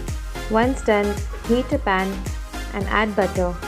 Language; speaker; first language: English; non-native, local second language; Hindi